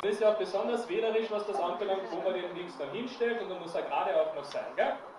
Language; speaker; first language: German; native; German